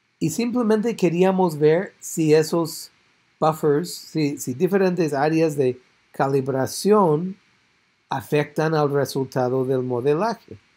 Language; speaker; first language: Spanish; non-native, fluent; English